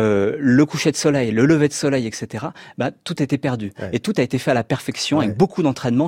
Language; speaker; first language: French; native; French